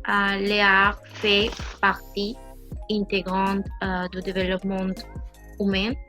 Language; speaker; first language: French; non-native, learner; Spanish